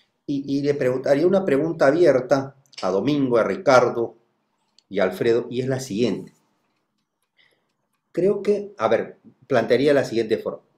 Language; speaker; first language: Spanish; native; Spanish